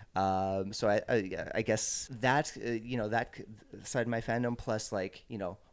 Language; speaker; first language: English; native; English